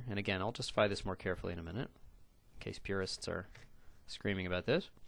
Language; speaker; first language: English; native; English